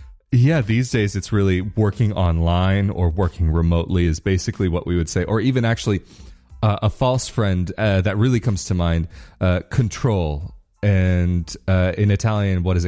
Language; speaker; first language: English; native; English